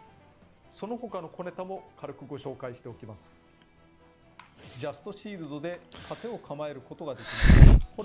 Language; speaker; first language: Japanese; native; Japanese